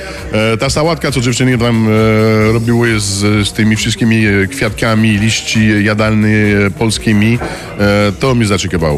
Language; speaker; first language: Polish; non-native, fluent; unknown